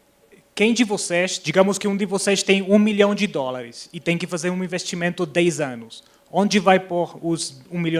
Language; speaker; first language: Portuguese; non-native, fluent; Spanish